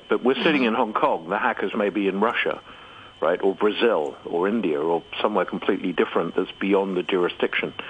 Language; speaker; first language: English; native; English